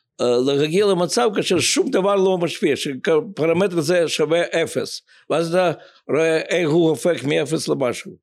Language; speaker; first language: Hebrew; non-native, fluent; Russian